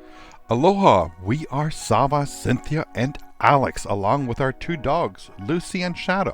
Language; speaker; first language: English; native; English